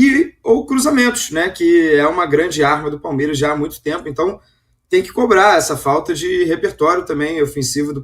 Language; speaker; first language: Portuguese; native; Portuguese